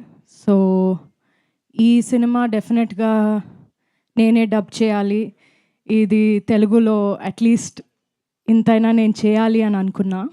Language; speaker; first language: Telugu; non-native, fluent; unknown